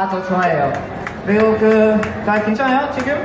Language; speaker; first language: Korean; non-native, fluent; French